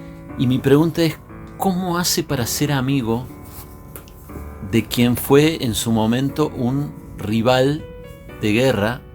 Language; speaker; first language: Spanish; native; Spanish